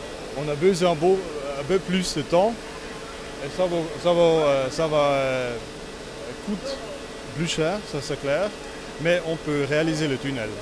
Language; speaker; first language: French; non-native, local second language; Italian